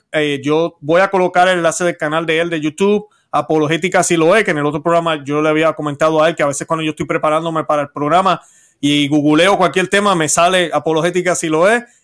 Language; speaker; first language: Spanish; native; Spanish